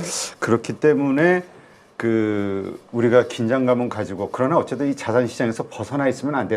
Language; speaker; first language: Korean; native; Korean